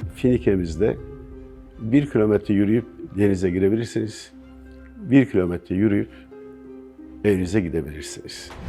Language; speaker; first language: Turkish; native; Turkish